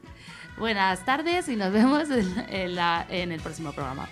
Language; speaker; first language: Spanish; native; Spanish